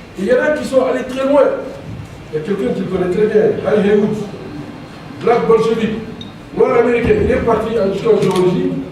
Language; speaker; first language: French; non-native, local second language; Wolof